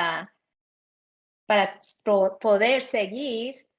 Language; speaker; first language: Spanish; early bilingual, heritage; Spanish